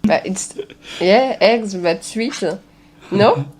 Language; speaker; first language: English; non-native, learner; French